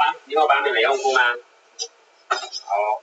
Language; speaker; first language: Chinese; native; Chinese